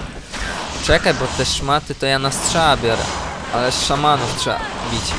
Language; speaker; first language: Polish; native; Polish